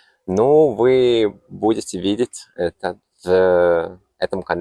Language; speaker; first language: Russian; non-native, fluent; Finnish